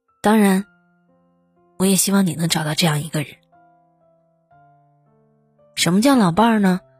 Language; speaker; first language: Chinese; native; Chinese